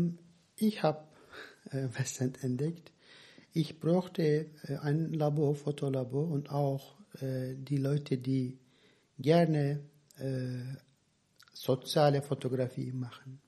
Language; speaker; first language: German; non-native, fluent; Turkish